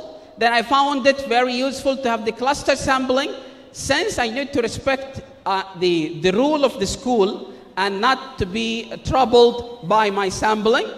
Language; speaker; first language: English; non-native, fluent; Arabic